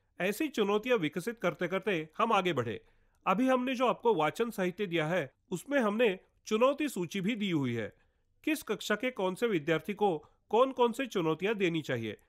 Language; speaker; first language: Hindi; non-native, local second language; Marathi